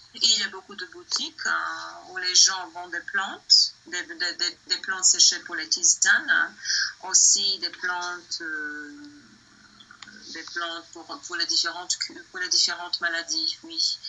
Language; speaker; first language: French; non-native, fluent; Bosnian